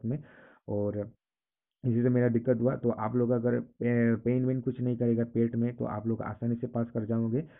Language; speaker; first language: Hindi; non-native, local second language; Assamese